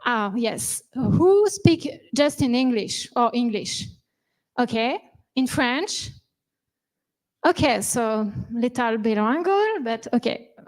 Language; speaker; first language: English; non-native, learner; French